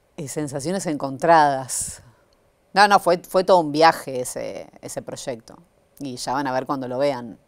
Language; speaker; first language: Spanish; native; Spanish